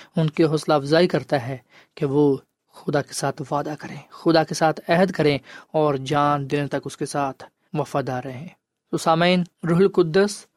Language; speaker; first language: Urdu; non-native, local second language; Punjabi